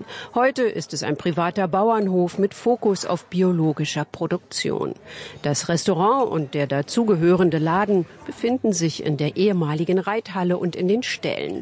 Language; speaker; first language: German; native; German